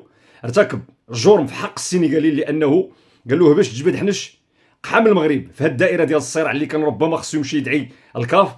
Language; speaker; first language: Arabic; native; Arabic